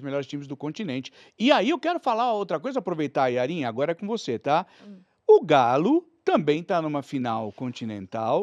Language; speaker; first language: Portuguese; native; Portuguese